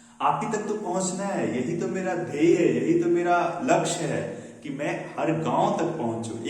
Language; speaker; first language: Hindi; non-native, local second language; Bhojpuri